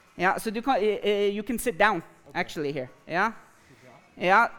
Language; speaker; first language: Norwegian; non-native, fluent; English